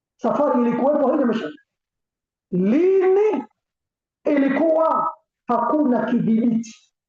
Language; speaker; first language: Swahili; native; Swahili